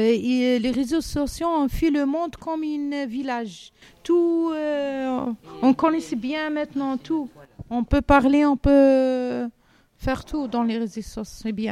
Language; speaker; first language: French; non-native, learner; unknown